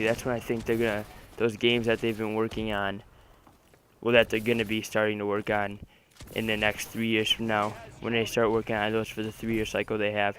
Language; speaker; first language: English; native; English